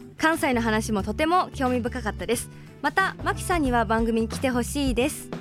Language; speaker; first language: Japanese; early bilingual, other home language; Chinese